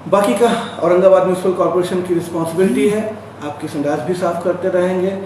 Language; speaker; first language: Hindi; non-native, local second language; Marathi